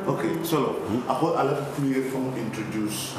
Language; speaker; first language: Danish; non-native, fluent; Mandingo